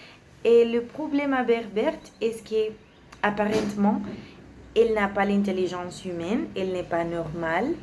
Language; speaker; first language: French; non-native, learner; Spanish